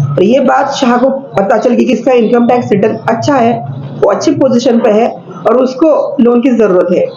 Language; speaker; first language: Hindi; non-native, local second language; Marathi